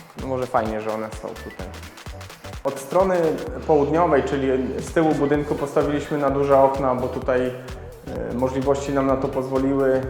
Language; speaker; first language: Polish; native; Polish